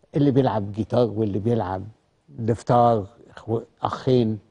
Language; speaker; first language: Arabic; native; Arabic